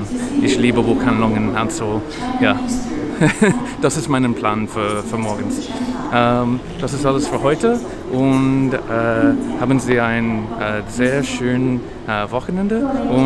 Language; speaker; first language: German; non-native, learner; English